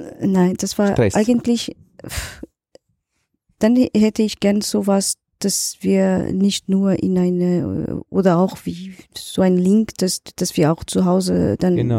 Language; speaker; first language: German; non-native, learner; Portuguese